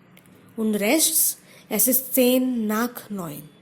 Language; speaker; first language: German; non-native, fluent; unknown